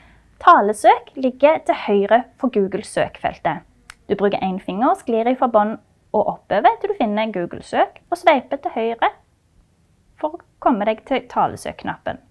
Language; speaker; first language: Norwegian; native; Norwegian